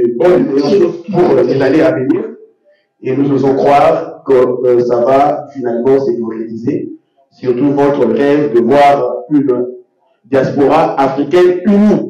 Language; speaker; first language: French; non-native, local second language; Lingala